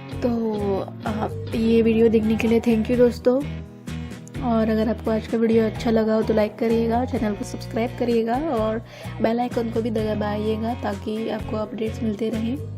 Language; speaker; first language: Hindi; non-native, local second language; Konkani